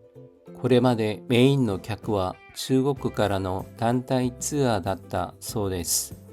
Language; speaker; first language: Japanese; non-native, fluent; Korean